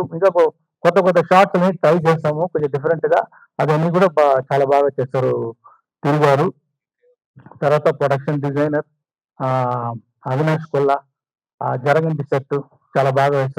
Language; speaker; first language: Telugu; non-native, fluent; Tamil